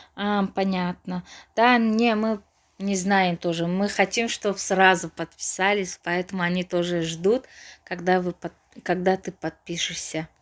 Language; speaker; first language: Russian; non-native, local second language; Tajik